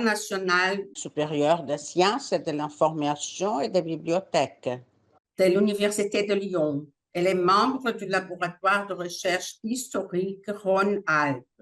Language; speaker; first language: French; non-native, fluent; Portuguese